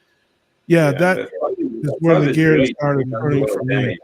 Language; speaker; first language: English; native; English